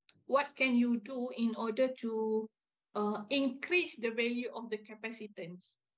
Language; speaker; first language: English; non-native, local second language; Malay